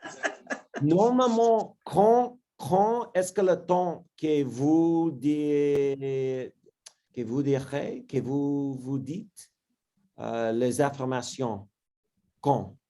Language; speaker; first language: French; non-native, learner; English